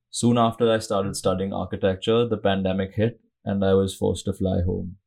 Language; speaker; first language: English; non-native, local second language; Hindi